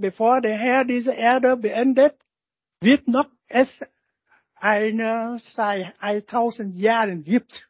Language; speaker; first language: German; non-native, learner; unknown